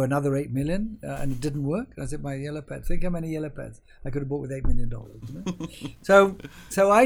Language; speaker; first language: English; native; English